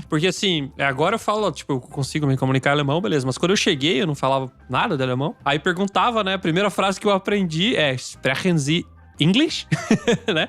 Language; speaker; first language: Portuguese; native; Portuguese